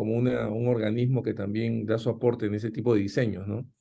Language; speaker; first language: Spanish; native; Spanish